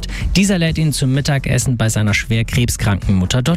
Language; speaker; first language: German; native; German